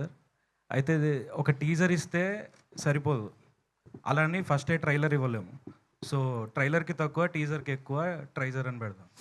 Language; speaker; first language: Telugu; native; Telugu